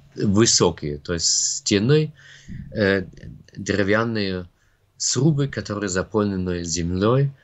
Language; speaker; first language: Russian; non-native, fluent; German